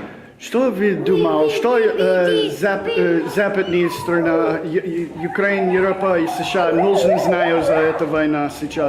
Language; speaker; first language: Russian; non-native, learner; English